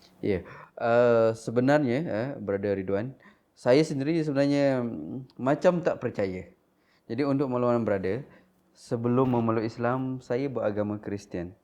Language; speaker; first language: Malay; non-native, local second language; Iban